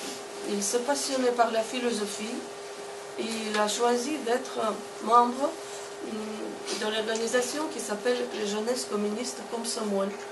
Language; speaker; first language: French; non-native, fluent; Russian